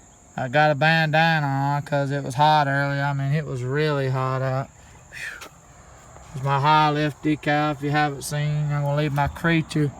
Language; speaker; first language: English; native; English